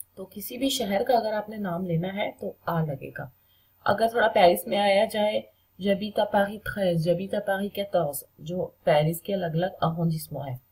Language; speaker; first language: Hindi; native; Hindi